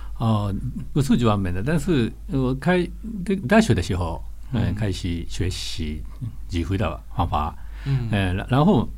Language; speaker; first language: Chinese; non-native, learner; Japanese